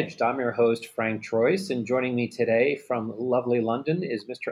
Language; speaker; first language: English; native; English